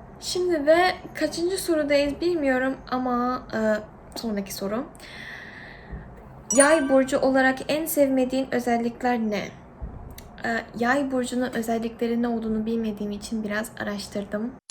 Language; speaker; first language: Turkish; non-native, fluent; Korean